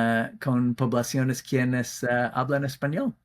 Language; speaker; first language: Spanish; non-native, fluent; English